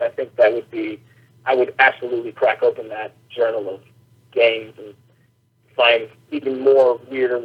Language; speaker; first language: English; native; English